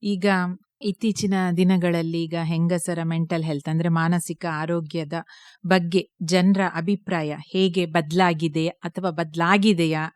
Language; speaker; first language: Kannada; native; Kannada